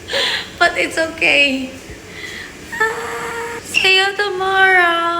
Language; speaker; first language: English; non-native, learner; Filipino